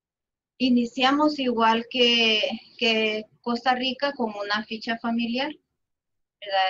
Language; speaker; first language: Spanish; native; Spanish